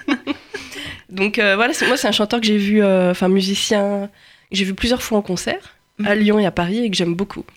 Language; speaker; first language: French; native; French